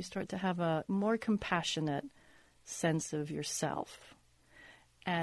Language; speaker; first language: English; native; English